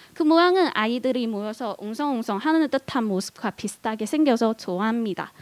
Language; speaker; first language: Korean; non-native, fluent; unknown